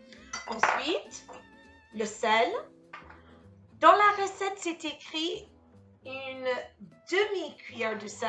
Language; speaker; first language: French; non-native, fluent; English